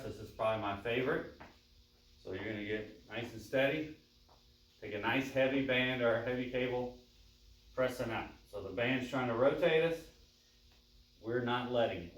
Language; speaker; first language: English; native; English